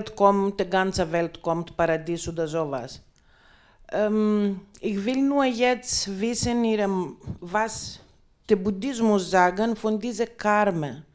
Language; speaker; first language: German; non-native, learner; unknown